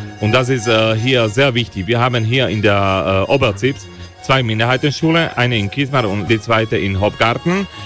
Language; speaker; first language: German; non-native, local second language; Slovak